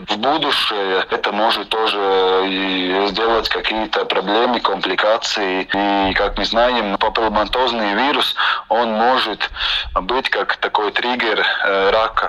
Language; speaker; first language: Russian; non-native, local second language; Latvian